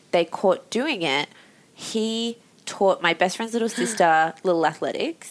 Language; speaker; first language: English; native; English